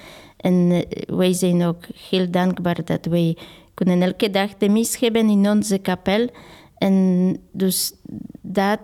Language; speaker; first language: Dutch; non-native, fluent; Polish